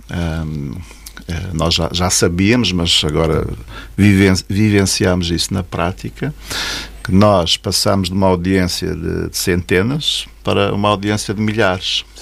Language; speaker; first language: Portuguese; native; Portuguese